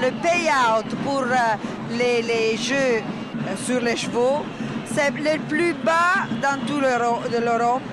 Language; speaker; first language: French; non-native, learner; Italian